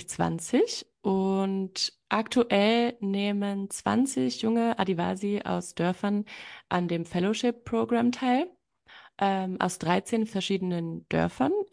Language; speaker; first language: German; native; German